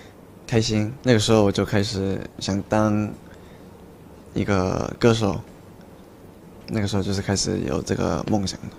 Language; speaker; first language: Chinese; early bilingual, heritage; Chinese